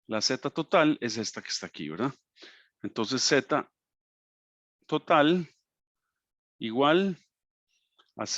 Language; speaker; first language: Spanish; native; Spanish